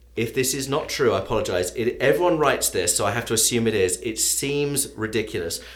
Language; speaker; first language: English; native; English